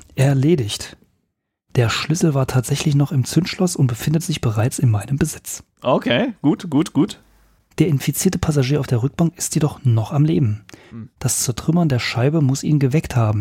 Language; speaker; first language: German; native; German